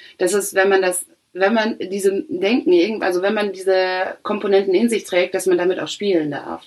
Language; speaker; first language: German; early bilingual, other home language; Arabic